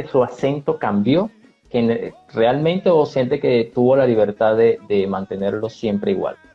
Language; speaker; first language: Spanish; native; Spanish